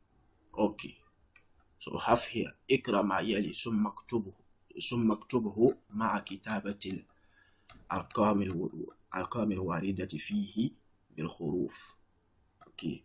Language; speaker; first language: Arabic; non-native, fluent; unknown